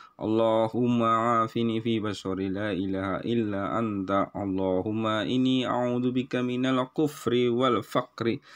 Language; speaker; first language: Arabic; non-native, learner; Indonesian